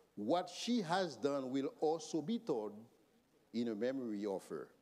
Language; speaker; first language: English; non-native, fluent; Haitian Creole